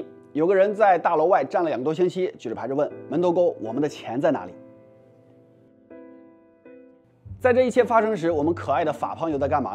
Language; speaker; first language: Chinese; native; Chinese